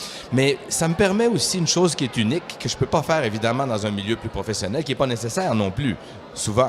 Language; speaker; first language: French; native; French